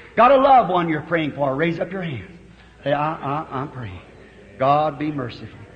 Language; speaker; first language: English; native; English